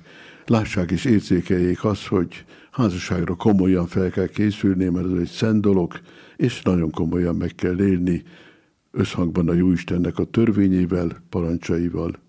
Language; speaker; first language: Hungarian; native; Hungarian